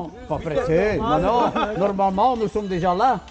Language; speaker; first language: French; non-native, local second language; Dutch